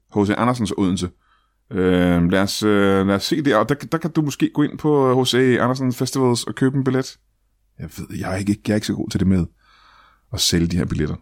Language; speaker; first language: Danish; native; Danish